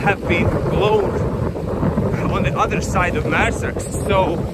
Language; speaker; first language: English; non-native, fluent; Latvian